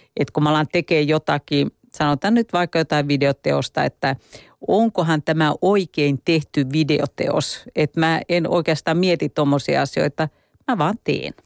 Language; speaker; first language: Finnish; native; Finnish